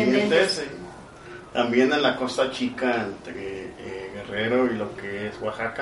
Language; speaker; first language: Spanish; native; Spanish